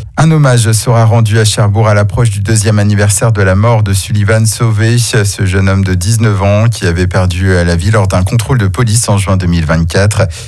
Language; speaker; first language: French; native; French